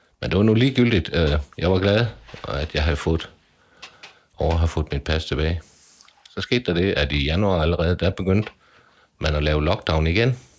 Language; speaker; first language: Danish; native; Danish